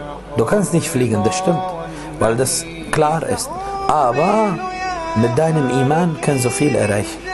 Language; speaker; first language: German; non-native, fluent; Arabic